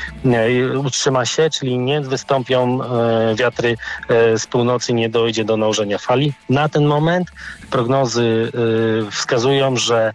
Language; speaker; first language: Polish; native; Polish